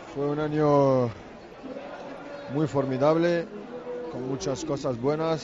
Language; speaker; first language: Spanish; non-native, learner; French